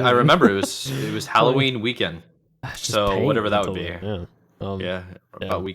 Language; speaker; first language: English; native; English